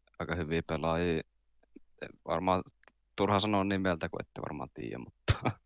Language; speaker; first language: Finnish; native; Finnish